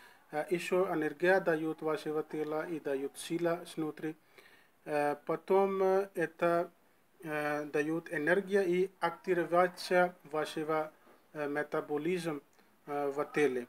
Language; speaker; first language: Russian; non-native, learner; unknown